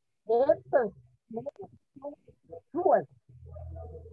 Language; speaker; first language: Spanish; non-native, learner; Portuguese